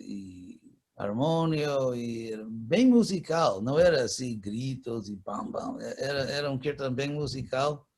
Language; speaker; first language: Portuguese; non-native, fluent; English